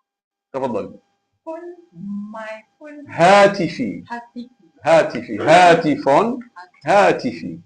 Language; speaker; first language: Arabic; non-native, fluent; Malay